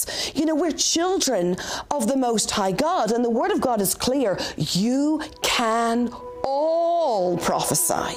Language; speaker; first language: English; native; English